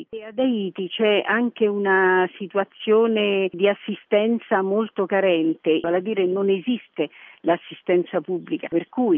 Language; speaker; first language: Italian; native; Italian